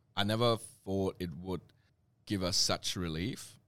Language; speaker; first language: English; non-native, fluent; German